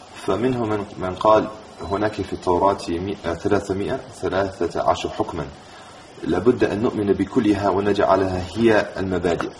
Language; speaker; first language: Arabic; non-native, fluent; English